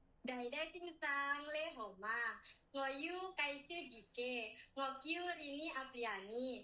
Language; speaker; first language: Cantonese; non-native, learner; Indonesian